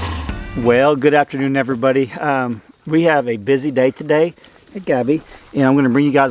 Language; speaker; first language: English; native; English